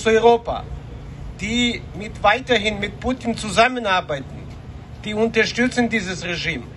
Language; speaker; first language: German; non-native, fluent; Ukrainian